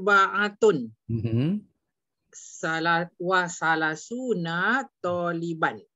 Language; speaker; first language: Arabic; non-native, learner; Malay